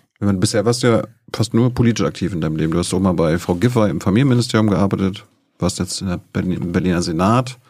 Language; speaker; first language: German; native; German